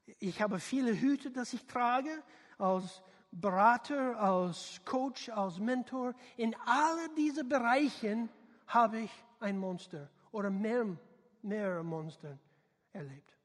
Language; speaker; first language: German; non-native, learner; English